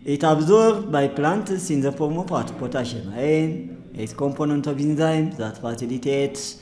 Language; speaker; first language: English; non-native, fluent; Amharic